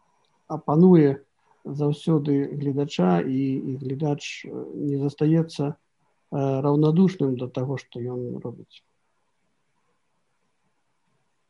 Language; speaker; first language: Belarusian; native; Belarusian